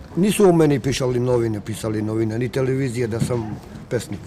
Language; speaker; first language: Serbian; non-native, local second language; Romany